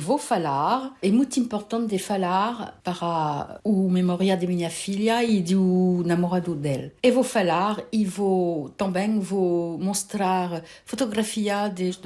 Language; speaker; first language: Portuguese; early bilingual, heritage; Portuguese